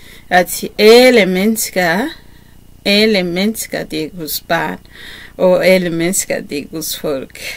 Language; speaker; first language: Danish; non-native, learner; Kinyarwanda